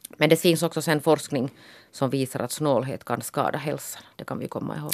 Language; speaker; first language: Swedish; native; Swedish